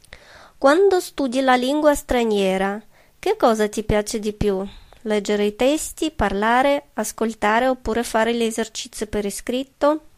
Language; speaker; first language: Italian; non-native, fluent; Russian